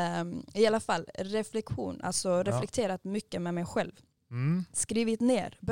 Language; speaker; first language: Swedish; early bilingual, other home language; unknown